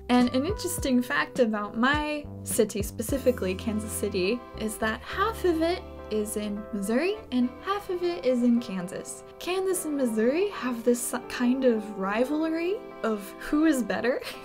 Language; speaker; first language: English; native; English